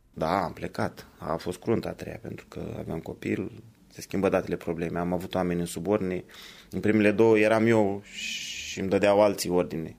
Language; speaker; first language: Romanian; native; Romanian